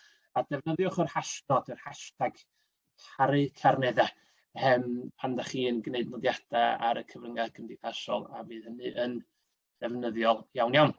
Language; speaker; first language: Welsh; native; Welsh